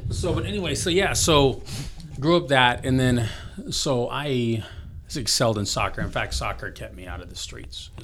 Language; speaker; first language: English; early bilingual, other home language; Filipino